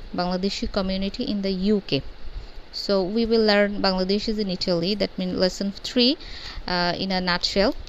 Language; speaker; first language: English; non-native, local second language; Bangla